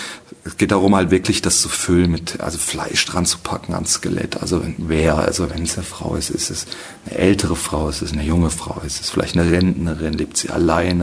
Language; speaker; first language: German; native; German